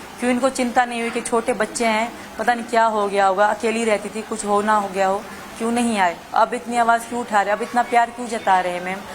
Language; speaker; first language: Urdu; non-native, local second language; Sindhi